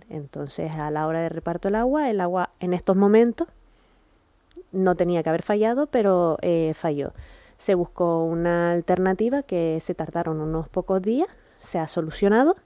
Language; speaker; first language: Spanish; native; Spanish